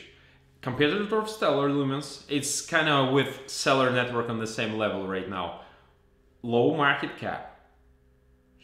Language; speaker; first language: English; non-native, fluent; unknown